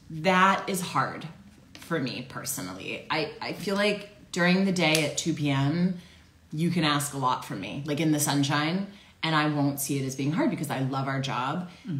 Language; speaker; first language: English; native; English